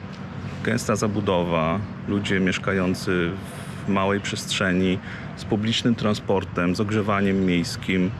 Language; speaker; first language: Polish; native; Polish